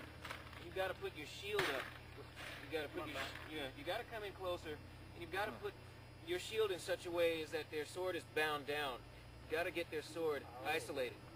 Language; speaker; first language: English; native; English